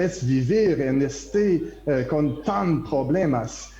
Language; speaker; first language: Spanish; non-native, learner; French